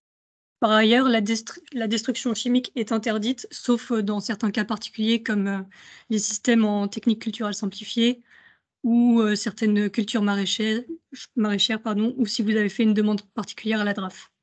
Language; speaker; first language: French; native; French